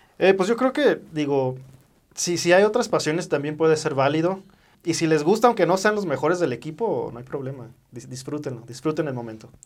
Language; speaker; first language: Spanish; early bilingual, heritage; Spanish